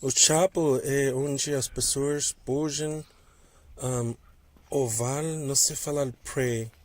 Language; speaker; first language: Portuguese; non-native, learner; English